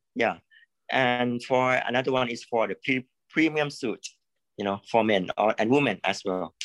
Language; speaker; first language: English; non-native, learner; Thai